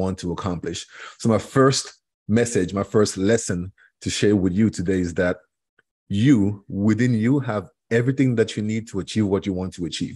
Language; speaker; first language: English; non-native, local second language; French